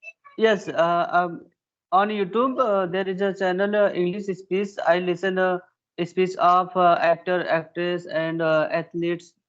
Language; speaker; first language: English; non-native, learner; Hindi